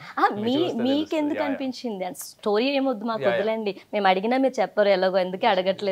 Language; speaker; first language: Telugu; native; Telugu